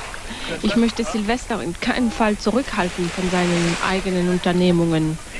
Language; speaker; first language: German; non-native, fluent; French